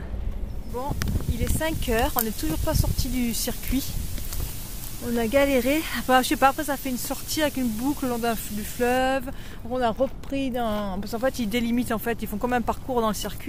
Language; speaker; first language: French; native; French